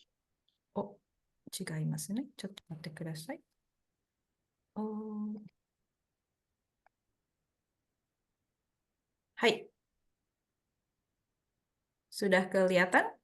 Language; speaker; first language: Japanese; non-native, fluent; Indonesian